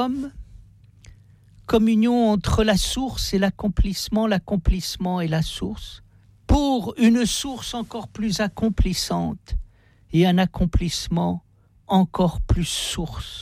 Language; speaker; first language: French; native; French